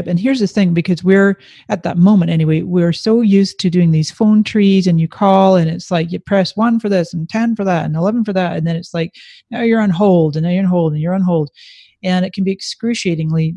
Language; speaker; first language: English; native; English